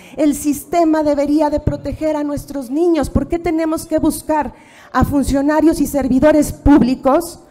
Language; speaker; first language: Spanish; native; Spanish